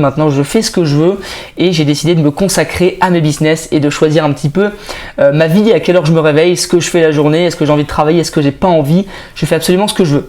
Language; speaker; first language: French; native; French